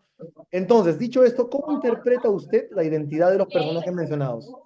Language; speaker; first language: Spanish; native; Spanish